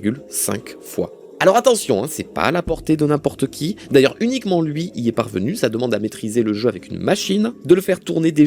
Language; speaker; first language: French; native; French